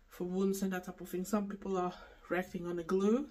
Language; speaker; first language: English; non-native, fluent; Swedish